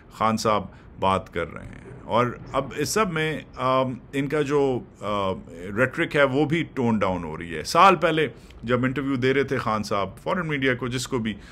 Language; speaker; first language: Urdu; native; Urdu